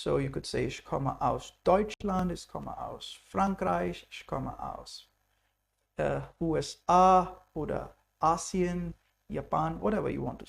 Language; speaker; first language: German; non-native, fluent; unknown